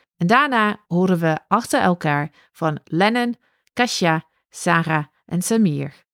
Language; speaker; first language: Dutch; non-native, fluent; English